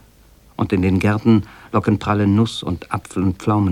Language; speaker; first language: German; native; German